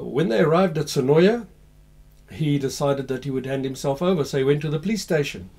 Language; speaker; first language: English; native; English